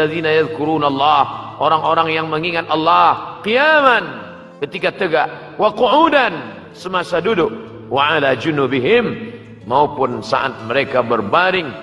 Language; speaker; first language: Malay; native; Malay